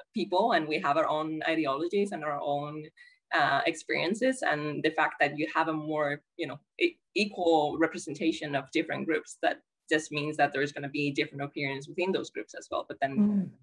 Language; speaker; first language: English; non-native, fluent; Spanish